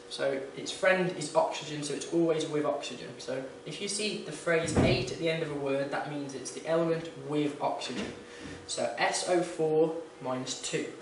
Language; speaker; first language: English; native; English